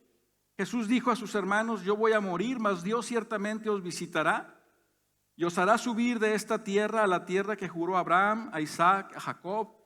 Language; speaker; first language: Spanish; native; Spanish